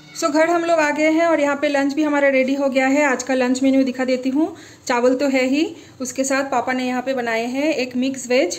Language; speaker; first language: Hindi; non-native, local second language; Bangla